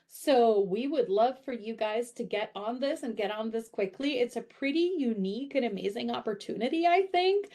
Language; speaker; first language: English; native; English